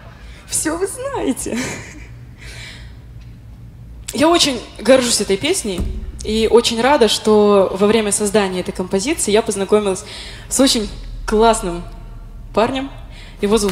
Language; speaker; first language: Russian; native; Russian